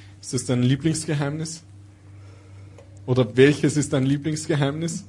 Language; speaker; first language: German; native; German